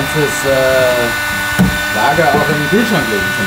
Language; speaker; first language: German; native; German